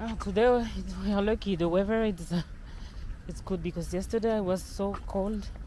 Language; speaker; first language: English; non-native, learner; French